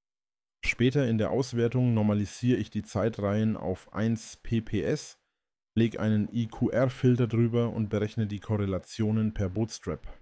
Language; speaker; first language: German; native; German